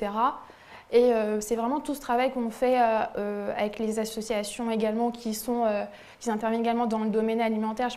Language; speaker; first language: French; native; French